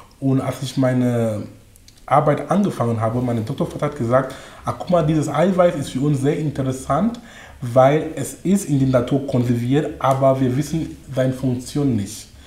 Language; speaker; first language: German; non-native, fluent; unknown